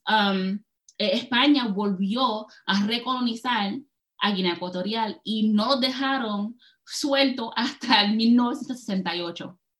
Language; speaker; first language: Spanish; early bilingual, heritage; Spanish